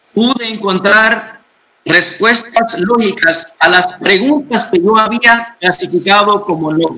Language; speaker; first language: Spanish; non-native, fluent; Arabic